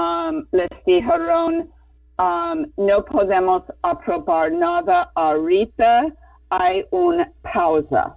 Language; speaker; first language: Spanish; non-native, fluent; English